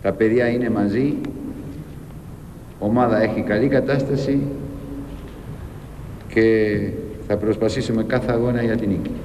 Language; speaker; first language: Greek; non-native, learner; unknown